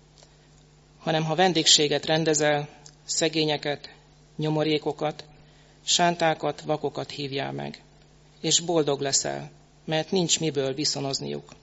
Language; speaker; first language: Hungarian; native; Hungarian